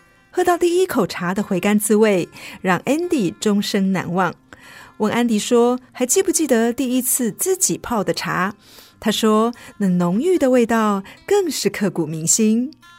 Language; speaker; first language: Chinese; native; Chinese